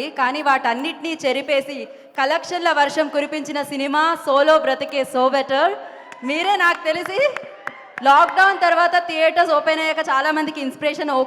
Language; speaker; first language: Telugu; native; Telugu